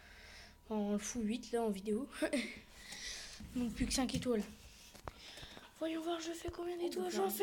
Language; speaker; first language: French; native; French